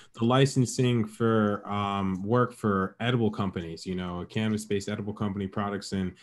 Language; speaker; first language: English; native; English